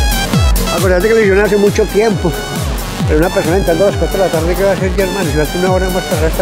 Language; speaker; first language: Spanish; native; Spanish